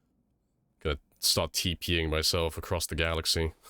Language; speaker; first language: English; native; English